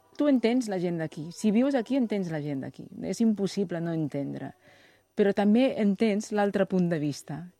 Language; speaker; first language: Catalan; non-native, fluent; Chinese